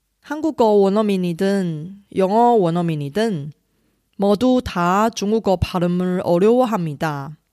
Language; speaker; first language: Korean; non-native, fluent; Chinese